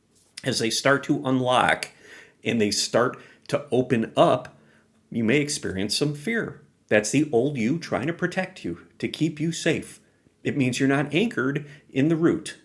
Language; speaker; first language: English; native; English